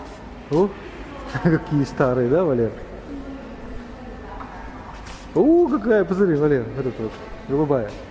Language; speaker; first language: Russian; native; Russian